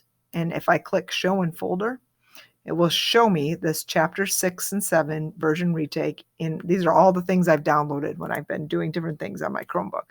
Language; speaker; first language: English; native; English